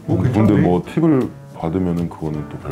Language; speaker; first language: Korean; native; Korean